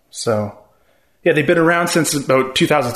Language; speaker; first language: English; native; English